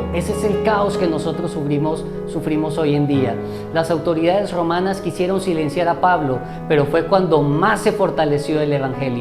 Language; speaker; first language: Spanish; native; Spanish